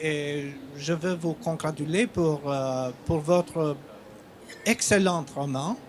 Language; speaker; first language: French; non-native, fluent; Albanian